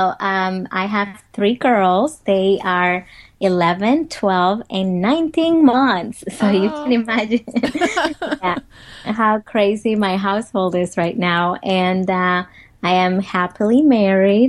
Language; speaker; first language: English; non-native, fluent; Spanish